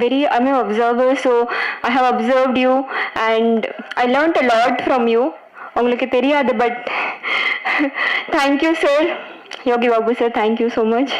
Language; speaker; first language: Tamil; non-native, learner; Bangla